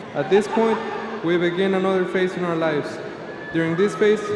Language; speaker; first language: English; early bilingual, other home language; Spanish